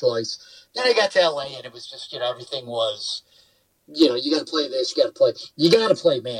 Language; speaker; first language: English; native; English